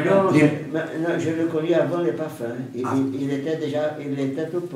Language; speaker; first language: French; non-native, fluent; Portuguese